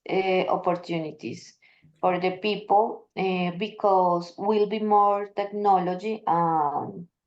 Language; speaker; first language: English; non-native, learner; Spanish